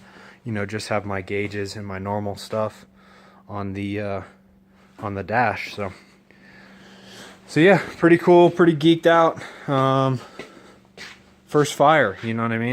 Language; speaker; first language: English; native; English